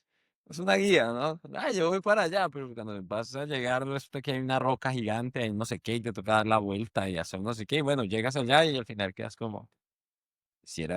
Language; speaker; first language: Spanish; native; Spanish